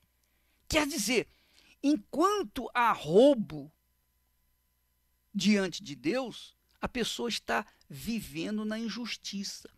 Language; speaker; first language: Portuguese; native; Portuguese